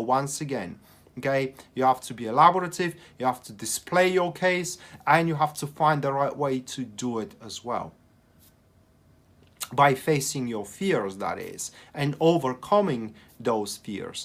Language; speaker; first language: English; non-native, fluent; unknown